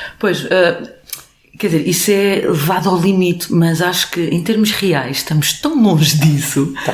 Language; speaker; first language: Portuguese; non-native, local second language; Kabuverdianu